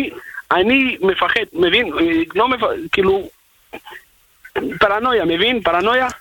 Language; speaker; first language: Hebrew; non-native, learner; Spanish